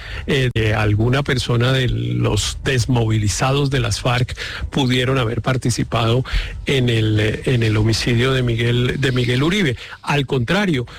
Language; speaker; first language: Spanish; native; Spanish